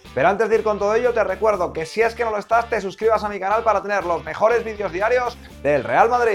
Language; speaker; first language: Spanish; native; Spanish